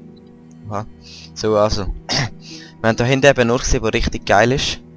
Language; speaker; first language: German; native; German